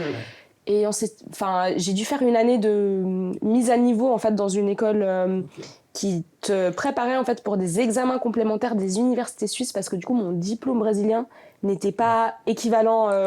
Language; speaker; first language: French; native; French